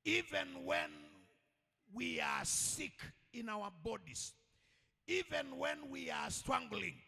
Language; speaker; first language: English; non-native, local second language; Swahili